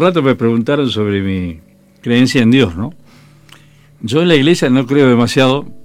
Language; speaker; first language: Spanish; native; Spanish